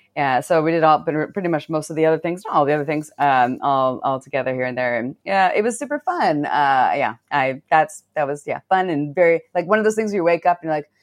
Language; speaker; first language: English; native; English